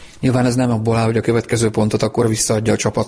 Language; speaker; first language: Hungarian; native; Hungarian